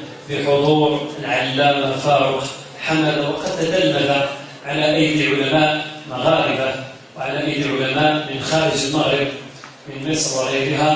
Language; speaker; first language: Arabic; native; Arabic